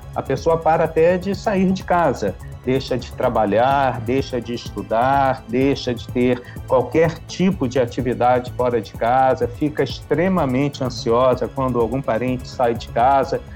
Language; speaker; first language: Portuguese; native; Portuguese